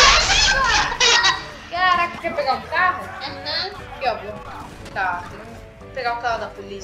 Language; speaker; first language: Portuguese; native; Portuguese